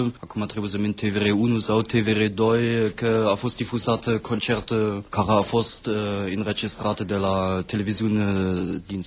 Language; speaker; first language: Romanian; non-native, fluent; German